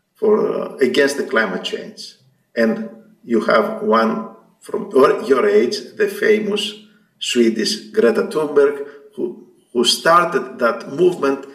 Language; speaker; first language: English; non-native, fluent; Greek